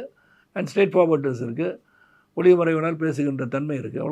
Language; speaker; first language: Tamil; native; Tamil